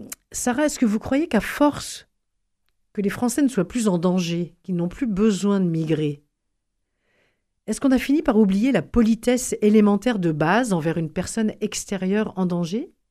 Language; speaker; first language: French; native; French